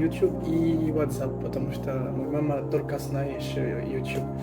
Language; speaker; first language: Russian; non-native, learner; French